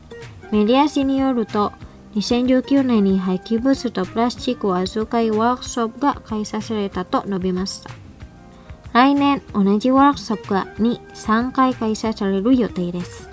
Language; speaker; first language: Japanese; non-native, fluent; Indonesian